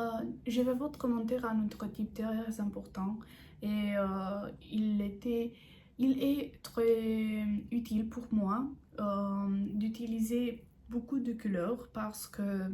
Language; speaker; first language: French; non-native, learner; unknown